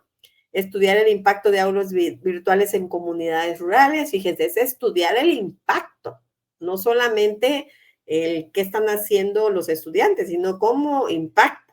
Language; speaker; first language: Spanish; native; Spanish